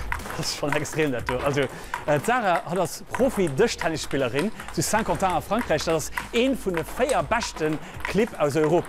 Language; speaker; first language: German; non-native, local second language; Luxembourgish